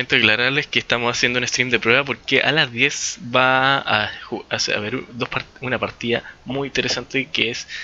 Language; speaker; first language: Spanish; native; Spanish